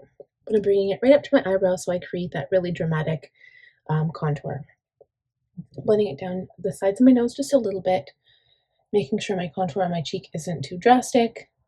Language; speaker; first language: English; native; English